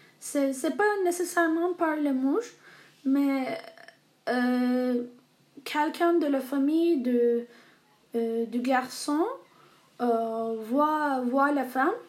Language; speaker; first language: French; non-native, learner; Turkish